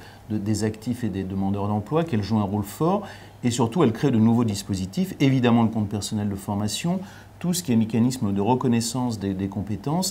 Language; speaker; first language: French; native; French